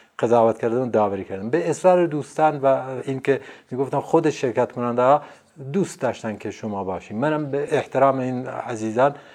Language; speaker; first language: Persian; non-native, local second language; Central Kurdish